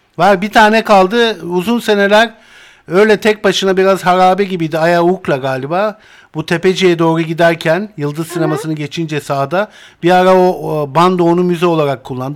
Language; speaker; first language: Turkish; native; Turkish